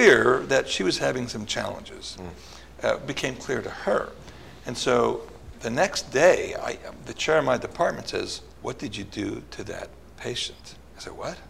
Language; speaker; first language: English; early bilingual, other home language; Italian